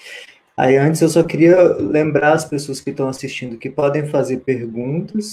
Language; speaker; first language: Portuguese; native; Portuguese